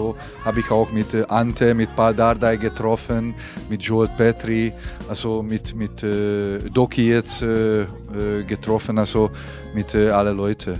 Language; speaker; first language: German; non-native, fluent; Hungarian